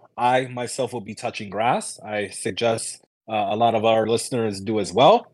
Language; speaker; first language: English; early bilingual, other home language; Spanish